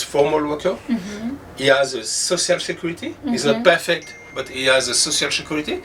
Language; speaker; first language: English; non-native, learner; French